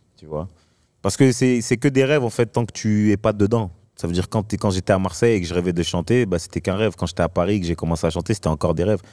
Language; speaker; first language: French; native; French